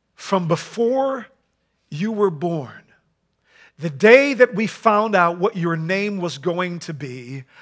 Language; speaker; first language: English; non-native, fluent; Dutch